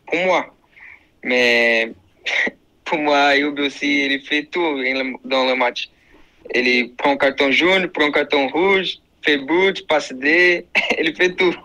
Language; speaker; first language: French; non-native, learner; Portuguese